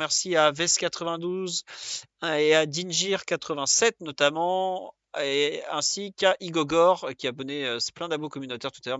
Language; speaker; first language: French; native; French